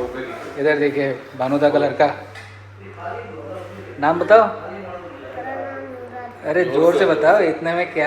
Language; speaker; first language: Hindi; native; Hindi